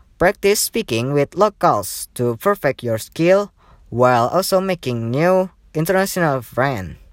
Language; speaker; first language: English; non-native, learner; Indonesian